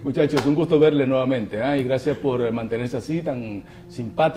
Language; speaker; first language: Spanish; native; Spanish